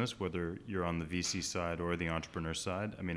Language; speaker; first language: English; native; English